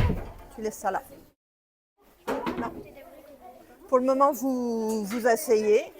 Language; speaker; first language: French; native; French